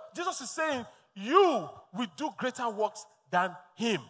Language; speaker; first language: English; non-native, local second language; Yoruba